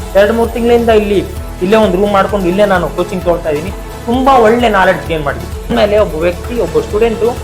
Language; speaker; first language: Kannada; native; Kannada